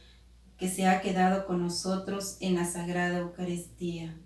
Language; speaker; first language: Spanish; native; Spanish